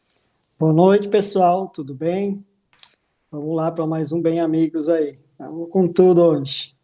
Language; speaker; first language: Portuguese; native; Portuguese